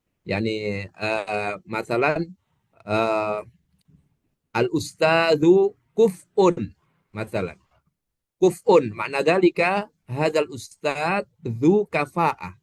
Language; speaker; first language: Arabic; non-native, fluent; Indonesian